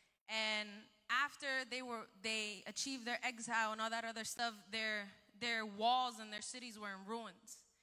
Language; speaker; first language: English; early bilingual, other home language; Spanish